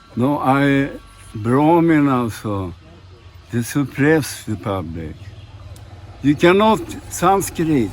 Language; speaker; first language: English; non-native, learner; Swedish